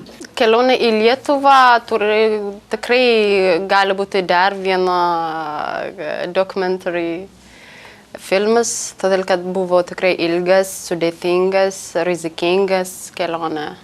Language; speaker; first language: Lithuanian; non-native, learner; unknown